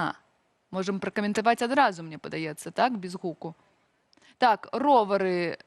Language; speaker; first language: Belarusian; native; Belarusian